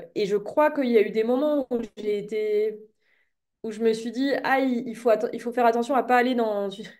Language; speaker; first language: French; native; French